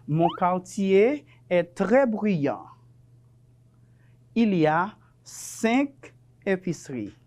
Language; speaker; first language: French; non-native, fluent; Spanish